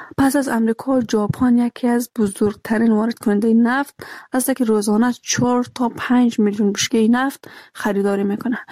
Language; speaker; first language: Persian; native; Persian